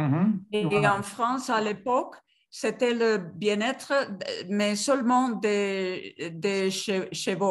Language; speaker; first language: French; non-native, fluent; Spanish